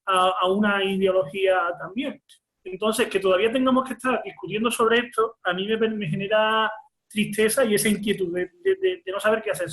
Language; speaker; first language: Spanish; native; Spanish